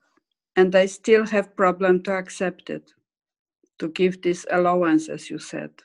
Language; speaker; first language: English; non-native, fluent; Polish